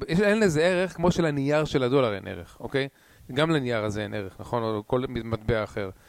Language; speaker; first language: Hebrew; native; Hebrew